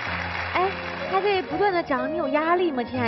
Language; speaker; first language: Chinese; native; Chinese